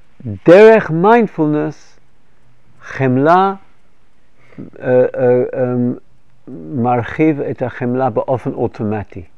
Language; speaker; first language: Hebrew; non-native, fluent; English